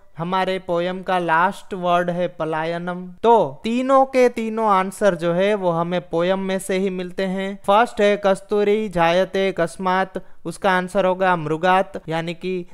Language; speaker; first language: Hindi; non-native, local second language; Gujarati